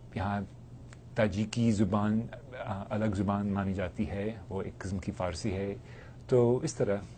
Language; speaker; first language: Urdu; non-native, fluent; English